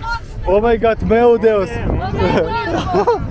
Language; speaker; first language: Portuguese; non-native, learner; Russian